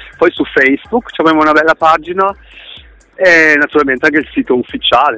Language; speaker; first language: Italian; early bilingual, heritage; Italian